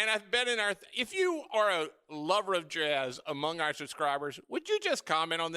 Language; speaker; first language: English; native; English